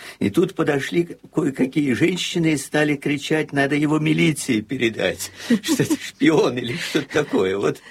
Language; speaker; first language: Russian; native; Russian